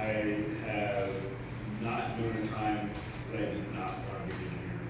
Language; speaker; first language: English; native; English